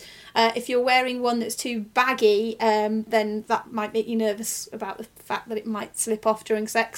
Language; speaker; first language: English; native; English